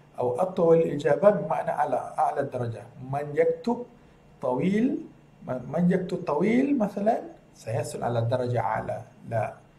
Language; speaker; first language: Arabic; non-native, fluent; Malay